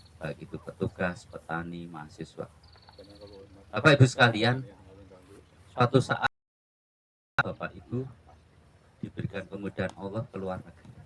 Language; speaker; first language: Indonesian; non-native, local second language; Javanese